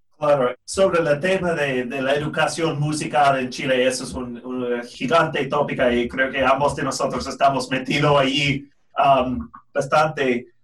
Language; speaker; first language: Spanish; non-native, fluent; English